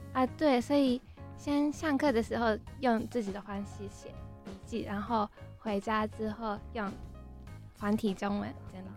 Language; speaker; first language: Chinese; non-native, fluent; Japanese